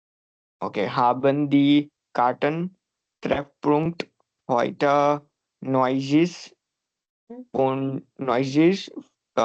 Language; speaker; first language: German; non-native, learner; Hindi